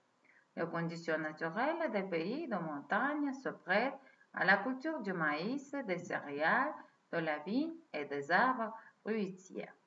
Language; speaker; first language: French; non-native, fluent; Uzbek